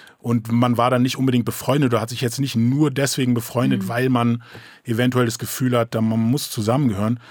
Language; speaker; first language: German; early bilingual, other home language; English